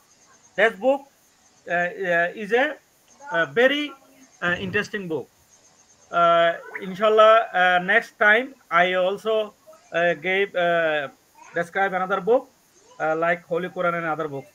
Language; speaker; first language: English; non-native, learner; Bangla